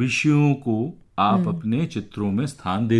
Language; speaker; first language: Hindi; native; Hindi